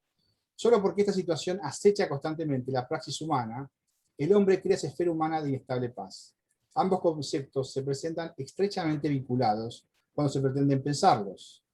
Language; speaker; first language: Spanish; native; Spanish